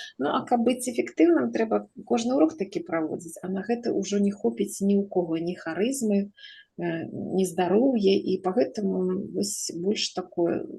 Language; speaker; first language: Belarusian; native; Belarusian